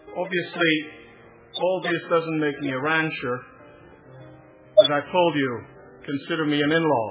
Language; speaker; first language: English; non-native, fluent; Dutch